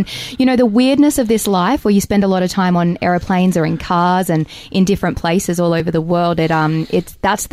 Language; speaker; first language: English; native; English